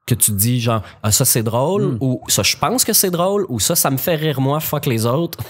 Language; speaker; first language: French; native; French